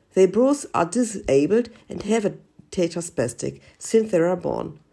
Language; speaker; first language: English; non-native, learner; German